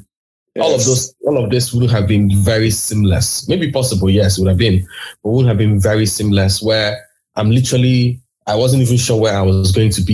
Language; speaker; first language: English; non-native, local second language; Igbo